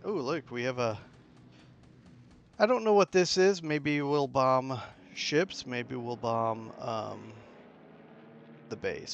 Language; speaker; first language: English; native; English